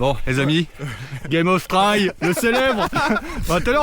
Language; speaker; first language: French; native; French